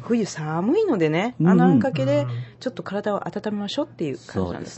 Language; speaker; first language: Japanese; native; Japanese